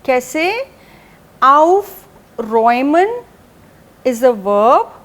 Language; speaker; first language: German; non-native, fluent; Hindi